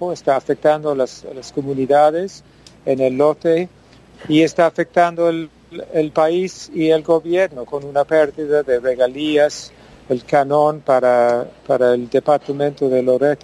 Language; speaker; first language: Spanish; non-native, fluent; English